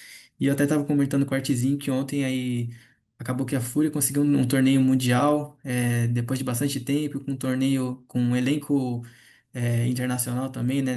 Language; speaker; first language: Portuguese; native; Portuguese